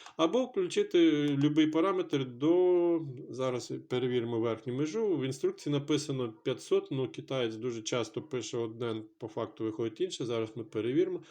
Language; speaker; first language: Ukrainian; non-native, local second language; Russian